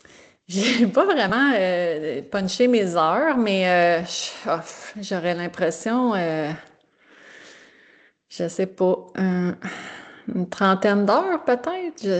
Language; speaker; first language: French; native; French